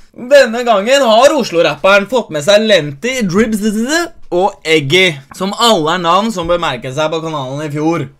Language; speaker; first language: Norwegian; early bilingual, other home language; Albanian